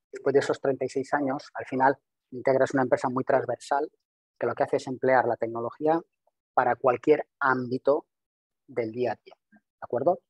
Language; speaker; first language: Spanish; non-native, local second language; Catalan